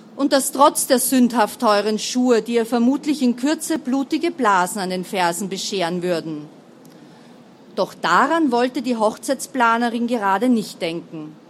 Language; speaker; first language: German; native; German